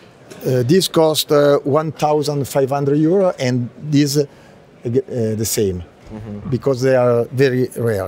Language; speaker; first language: English; non-native, learner; Italian